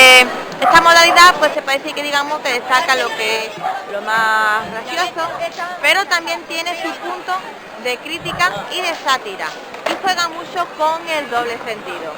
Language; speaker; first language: Spanish; native; Spanish